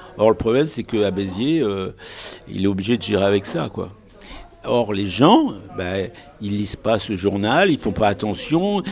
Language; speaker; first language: French; native; French